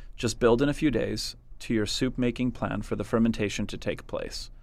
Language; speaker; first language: English; native; English